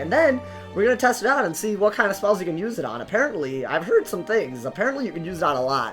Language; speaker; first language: English; native; English